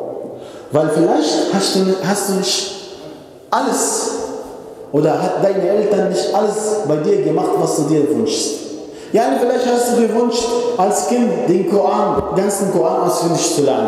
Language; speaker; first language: German; non-native, fluent; Arabic